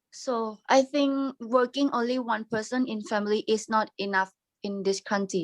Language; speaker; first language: English; non-native, learner; Thai